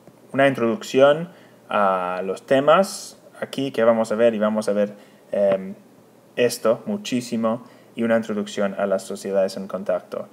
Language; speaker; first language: Spanish; non-native, fluent; English